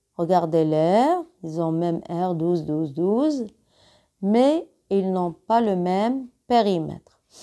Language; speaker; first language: French; non-native, local second language; Arabic